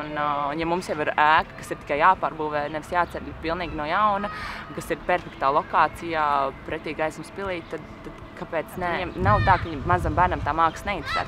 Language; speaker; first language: Latvian; native; Latvian